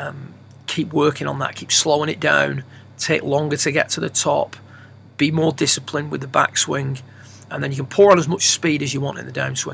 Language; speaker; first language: English; native; English